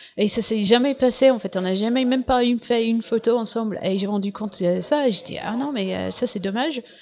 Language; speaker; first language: French; non-native, fluent; English